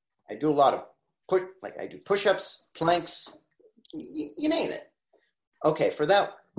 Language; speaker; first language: English; early bilingual, other home language; Russian